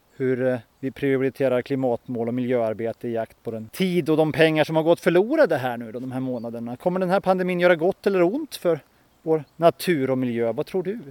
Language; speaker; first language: Swedish; native; Swedish